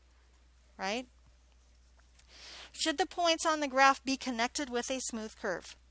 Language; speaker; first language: English; native; English